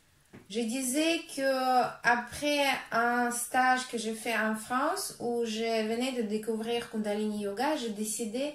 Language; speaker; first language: French; non-native, fluent; Russian